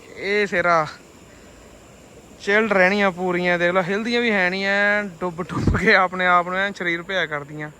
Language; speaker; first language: Punjabi; native; Punjabi